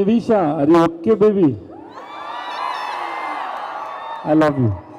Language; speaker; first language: Telugu; non-native, learner; Tamil